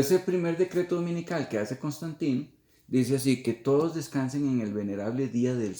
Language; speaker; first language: Spanish; native; Spanish